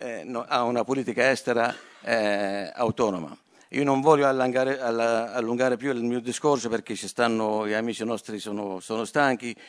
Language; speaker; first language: Italian; non-native, fluent; Arabic